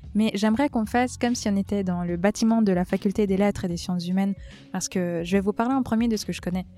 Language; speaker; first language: French; native; French